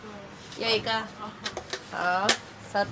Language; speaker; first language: Chinese; non-native, learner; Indonesian